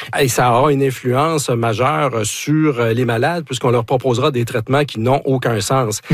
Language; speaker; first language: French; native; French